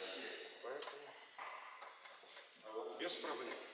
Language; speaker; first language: Russian; native; Russian